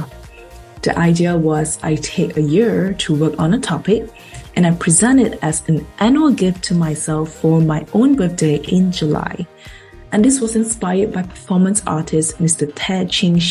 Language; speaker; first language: English; non-native, local second language; Chinese